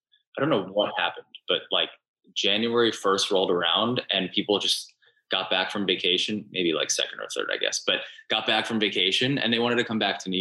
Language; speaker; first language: English; native; English